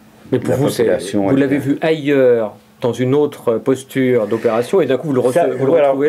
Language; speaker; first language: French; native; French